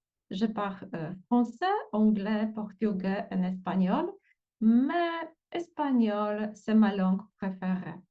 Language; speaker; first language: French; non-native, fluent; Polish